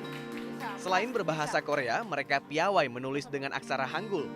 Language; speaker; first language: Indonesian; native; Indonesian